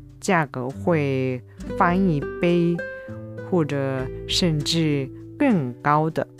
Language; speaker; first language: Chinese; non-native, fluent; Japanese